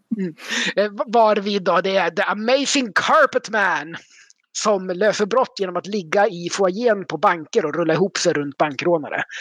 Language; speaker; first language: Swedish; native; Swedish